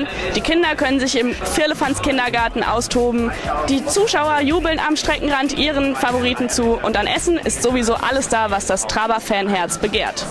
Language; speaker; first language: German; native; German